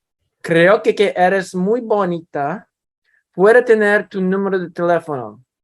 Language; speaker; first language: Spanish; non-native, learner; English